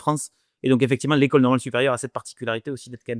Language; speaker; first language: French; native; French